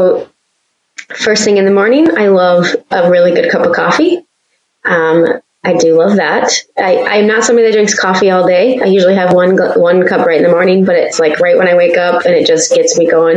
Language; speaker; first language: English; native; English